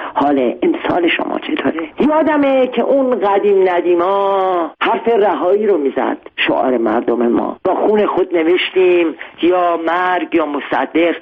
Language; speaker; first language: Persian; non-native, local second language; Armenian